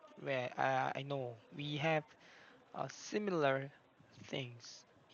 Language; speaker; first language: English; non-native, learner; Korean